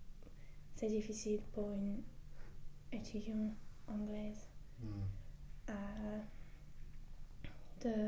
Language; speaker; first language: French; non-native, learner; English